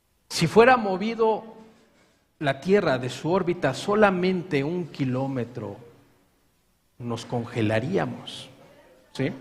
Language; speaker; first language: Spanish; native; Spanish